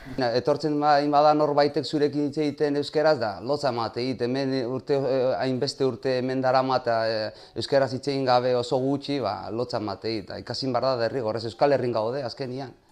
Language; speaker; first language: Basque; non-native, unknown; Spanish